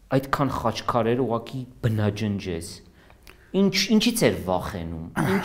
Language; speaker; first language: Armenian; native; Armenian